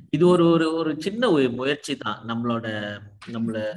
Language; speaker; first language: Tamil; early bilingual, heritage; Tamil